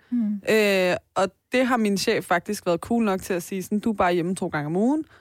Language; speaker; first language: Danish; early bilingual, other home language; Persian